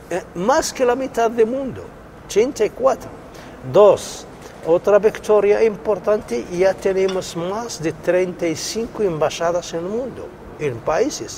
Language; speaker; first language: Spanish; non-native, local second language; Arabic